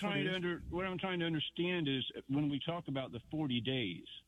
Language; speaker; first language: English; native; English